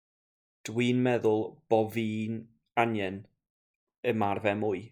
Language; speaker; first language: Welsh; non-native, learner; English